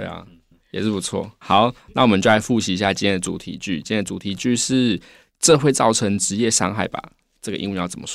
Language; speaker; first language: Chinese; native; Chinese